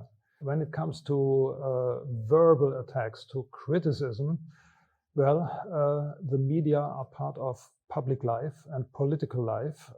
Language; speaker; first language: English; non-native, fluent; German